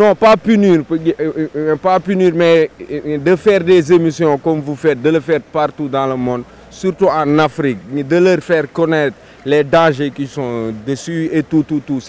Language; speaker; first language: French; non-native, local second language; Wolof